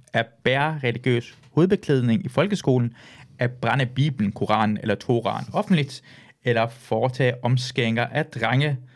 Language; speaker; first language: Danish; early bilingual, other home language; Persian